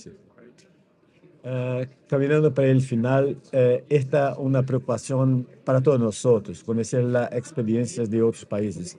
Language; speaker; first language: Spanish; non-native, fluent; Portuguese